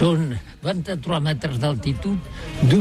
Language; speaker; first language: French; non-native, learner; Catalan